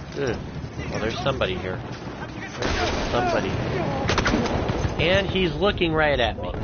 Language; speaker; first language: English; native; English